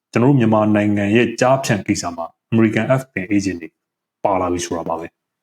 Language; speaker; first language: Burmese; native; Burmese